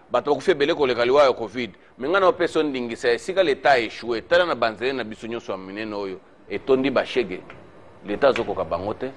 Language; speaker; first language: Lingala; native; Lingala